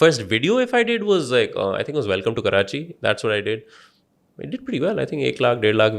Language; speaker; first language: English; non-native, local second language; Urdu